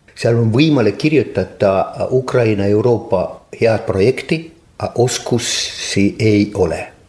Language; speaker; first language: Estonian; non-native, local second language; Russian